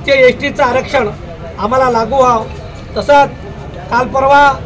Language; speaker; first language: Marathi; non-native, local second language; Lambadi